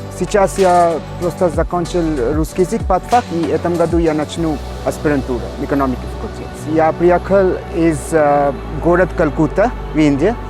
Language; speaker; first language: Russian; non-native, learner; Bangla